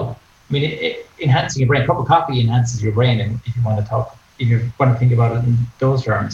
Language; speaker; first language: English; native; English